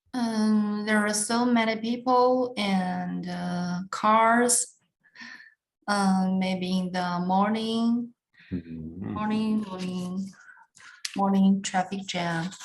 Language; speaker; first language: English; non-native, learner; Chinese